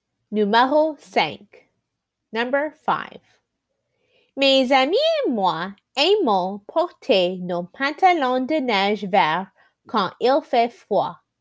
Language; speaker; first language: French; non-native, learner; English